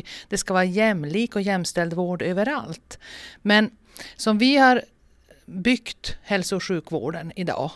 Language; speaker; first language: Swedish; native; Swedish